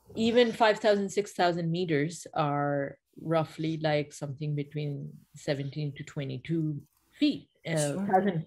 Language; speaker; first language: English; non-native, local second language; Bangla